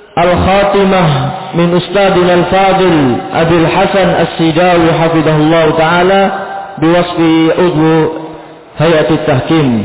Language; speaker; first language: Arabic; non-native, fluent; Indonesian